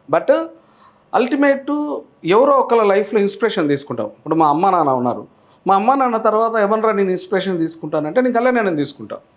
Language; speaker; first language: Telugu; native; Telugu